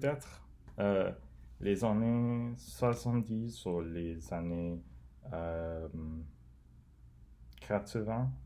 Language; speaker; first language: French; non-native, learner; English